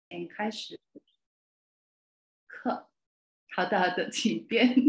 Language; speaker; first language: Chinese; non-native, fluent; Indonesian